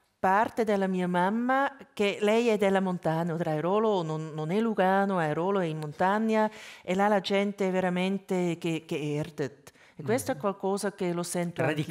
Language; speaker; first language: Italian; non-native, local second language; German